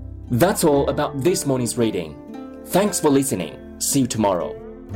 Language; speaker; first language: English; non-native, fluent; Chinese